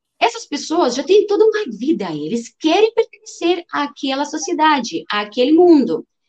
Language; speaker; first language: Portuguese; non-native, fluent; Russian